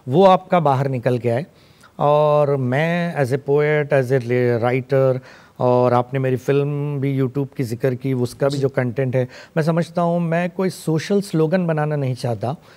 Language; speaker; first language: Hindi; non-native, local second language; Urdu